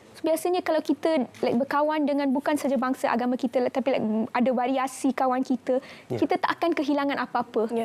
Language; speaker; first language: Malay; non-native, local second language; English